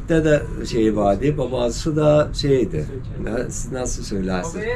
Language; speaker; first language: Turkish; non-native, learner; Azerbaijani